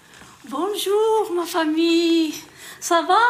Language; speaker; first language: French; non-native, learner; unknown